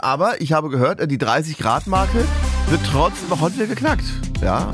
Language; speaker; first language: German; native; German